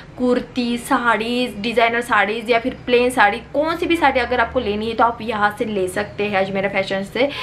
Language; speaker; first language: Hindi; native; Hindi